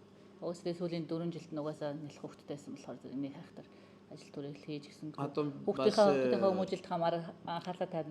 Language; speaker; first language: Mongolian; native; Mongolian